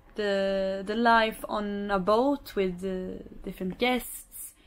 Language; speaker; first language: English; non-native, fluent; Swedish